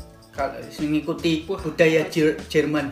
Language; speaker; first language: Indonesian; native; Indonesian